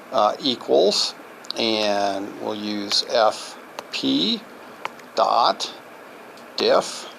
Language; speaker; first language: English; native; English